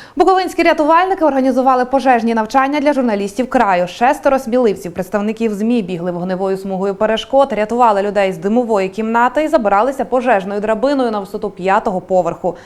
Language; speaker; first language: Ukrainian; native; Ukrainian